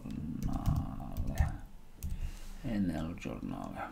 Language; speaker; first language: Italian; non-native, learner; Slovak